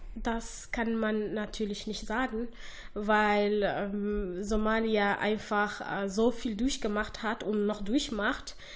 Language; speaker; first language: German; non-native, fluent; Somali